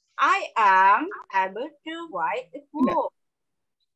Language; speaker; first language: English; non-native, learner; Indonesian